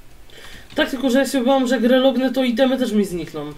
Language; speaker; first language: Polish; native; Polish